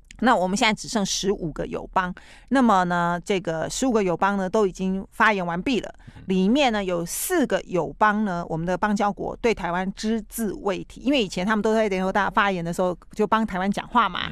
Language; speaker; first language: Chinese; native; Chinese